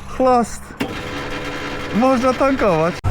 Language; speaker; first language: Polish; native; Polish